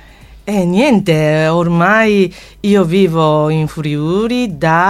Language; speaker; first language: Italian; non-native, fluent; Japanese